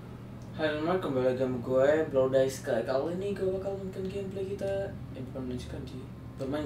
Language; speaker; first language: Indonesian; native; Indonesian